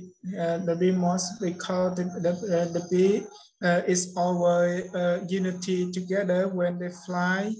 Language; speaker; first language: English; non-native, learner; Khmer